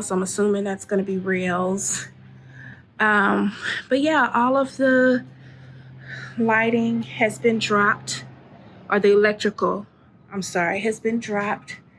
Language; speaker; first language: English; native; English